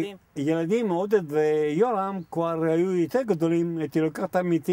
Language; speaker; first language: Hebrew; non-native, fluent; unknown